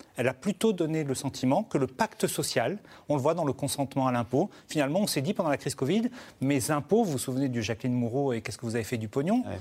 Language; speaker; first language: French; native; French